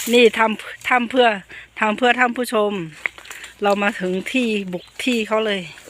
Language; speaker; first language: Thai; non-native, local second language; Lahu